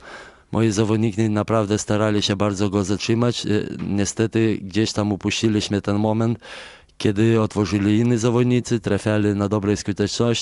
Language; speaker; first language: Polish; non-native, fluent; Lithuanian